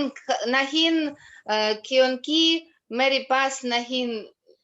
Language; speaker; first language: Hindi; non-native, learner; Russian